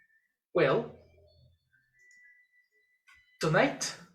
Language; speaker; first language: English; non-native, fluent; Spanish